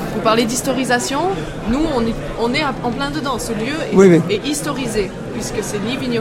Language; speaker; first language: French; native; French